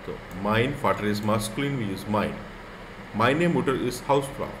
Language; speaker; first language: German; non-native, fluent; Hindi